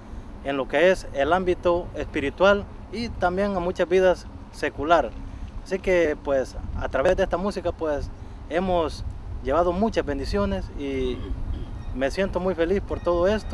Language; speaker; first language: Spanish; native; Spanish